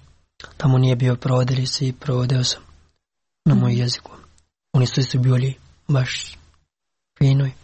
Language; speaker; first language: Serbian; non-native, learner; Pashto